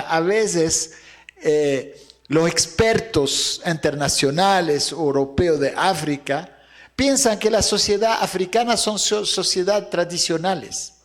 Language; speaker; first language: Spanish; non-native, fluent; Arabic